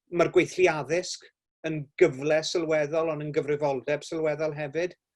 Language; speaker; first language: Welsh; native; Welsh